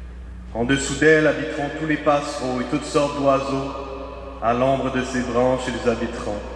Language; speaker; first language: French; native; French